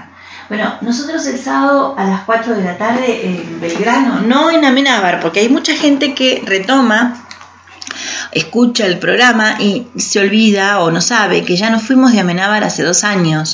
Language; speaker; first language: Spanish; native; Spanish